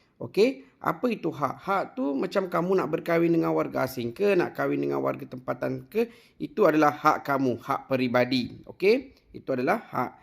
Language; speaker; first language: Malay; non-native, local second language; Tamil